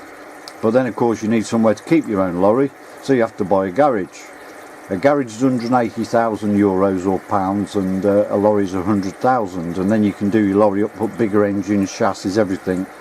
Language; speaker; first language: English; native; English